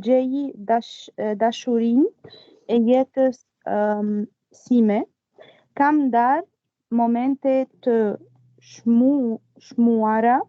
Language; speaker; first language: Albanian; non-native, learner; Arabic